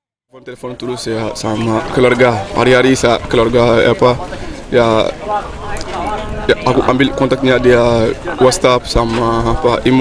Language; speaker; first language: Indonesian; non-native, learner; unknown